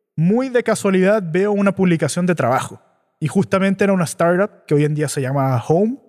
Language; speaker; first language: Spanish; native; Spanish